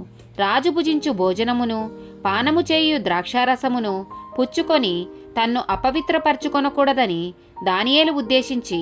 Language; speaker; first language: Telugu; native; Telugu